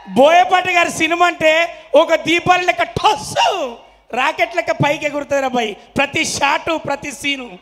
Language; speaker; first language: Telugu; native; Telugu